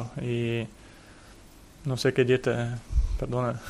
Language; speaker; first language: Spanish; non-native, fluent; Italian